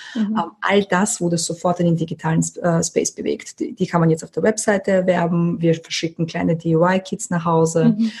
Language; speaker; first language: German; early bilingual, other home language; Russian